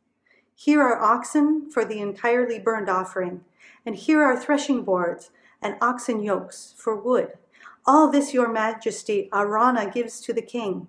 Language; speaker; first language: English; native; English